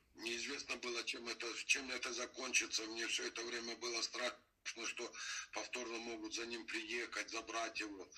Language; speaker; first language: Russian; non-native, local second language; Azerbaijani